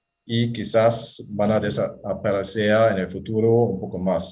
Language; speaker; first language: Spanish; non-native, fluent; German